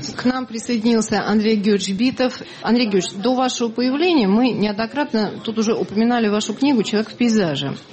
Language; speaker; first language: Russian; native; Russian